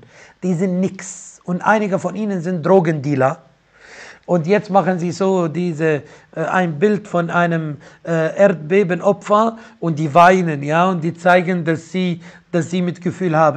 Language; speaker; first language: German; non-native, fluent; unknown